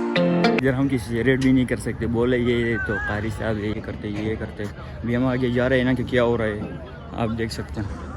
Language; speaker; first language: Hindi; non-native, local second language; Pashto